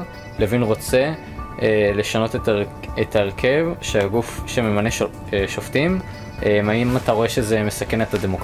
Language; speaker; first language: Hebrew; native; Hebrew